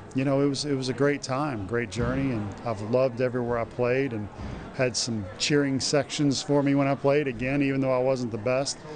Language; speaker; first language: English; native; English